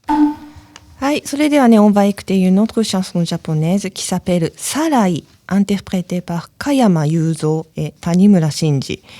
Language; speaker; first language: French; non-native, learner; Japanese